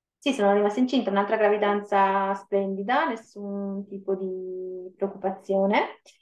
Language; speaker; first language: Italian; native; Italian